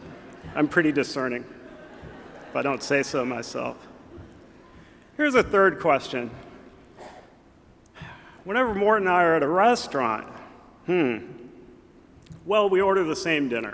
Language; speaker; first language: English; native; English